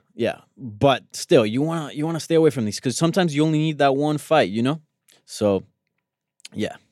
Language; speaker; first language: English; early bilingual, other home language; Spanish